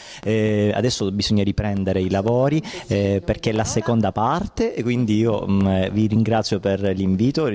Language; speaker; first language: Italian; native; Italian